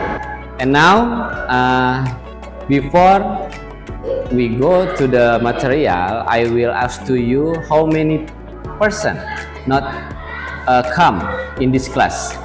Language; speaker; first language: English; non-native, learner; Indonesian